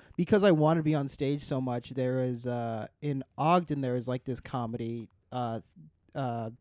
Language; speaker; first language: English; native; English